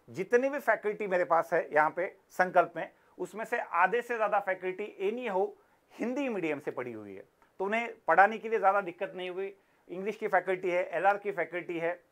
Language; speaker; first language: Hindi; non-native, local second language; Marathi